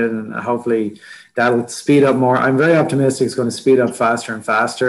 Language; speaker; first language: English; native; English